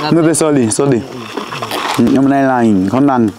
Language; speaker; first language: Vietnamese; non-native, learner; Portuguese